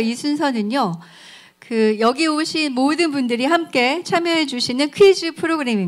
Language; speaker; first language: Korean; native; Korean